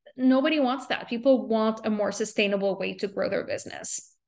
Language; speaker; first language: English; native; English